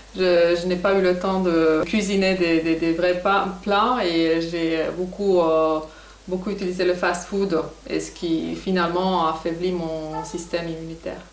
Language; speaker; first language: French; non-native, fluent; Finnish